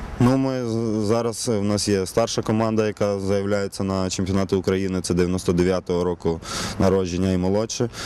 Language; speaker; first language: Ukrainian; native; Ukrainian